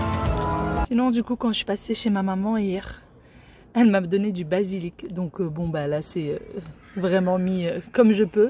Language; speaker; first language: French; native; French